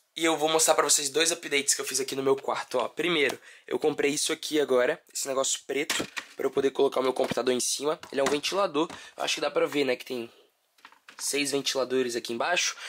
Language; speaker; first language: Portuguese; native; Portuguese